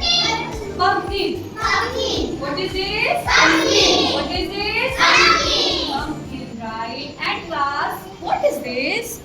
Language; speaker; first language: English; non-native, local second language; Hindi